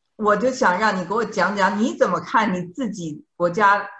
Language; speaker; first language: Chinese; native; Chinese